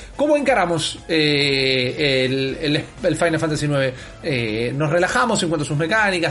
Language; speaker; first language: Spanish; native; Spanish